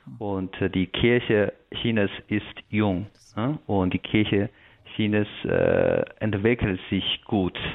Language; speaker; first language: German; non-native, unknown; Chinese